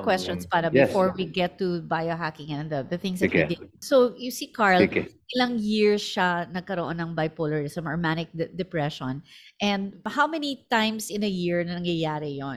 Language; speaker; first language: English; non-native, local second language; Filipino